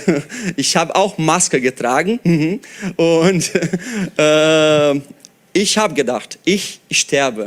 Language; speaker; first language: German; non-native, fluent; Portuguese